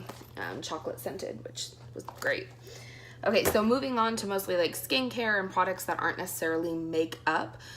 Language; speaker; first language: English; native; English